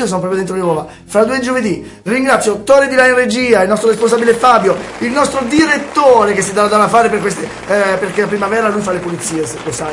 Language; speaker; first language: Italian; native; Italian